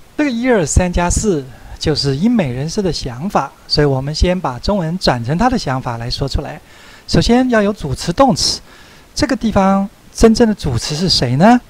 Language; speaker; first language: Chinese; native; Chinese